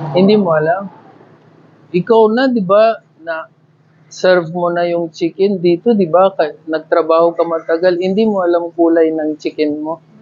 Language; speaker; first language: Filipino; non-native, learner; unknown